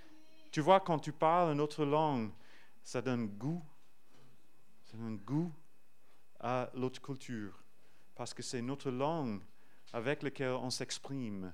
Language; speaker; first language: French; non-native, fluent; English